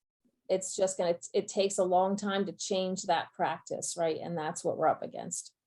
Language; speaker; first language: English; native; English